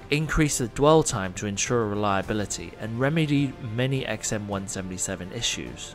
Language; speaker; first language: English; non-native, local second language; Cantonese